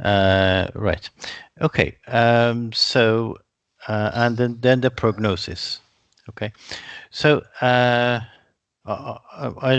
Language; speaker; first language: English; non-native, fluent; Persian